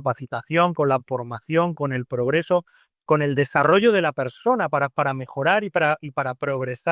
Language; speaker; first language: Spanish; native; Spanish